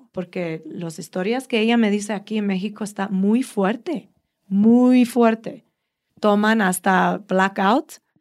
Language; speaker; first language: Spanish; early bilingual, heritage; Spanish